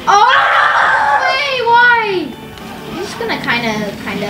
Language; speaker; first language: English; native; English